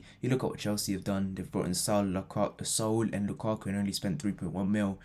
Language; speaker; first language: English; native; English